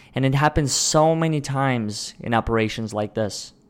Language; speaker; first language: English; early bilingual, other home language; Russian